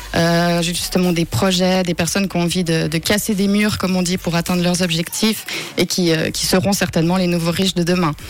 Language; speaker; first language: French; native; French